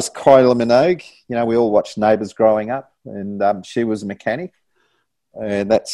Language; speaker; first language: English; native; English